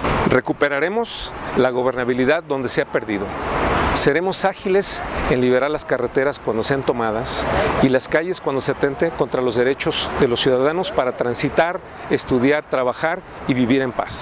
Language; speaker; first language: Spanish; native; Spanish